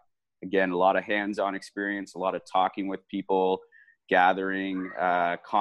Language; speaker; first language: English; native; English